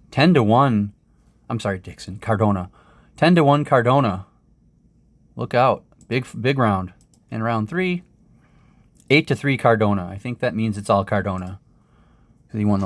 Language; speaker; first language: English; native; English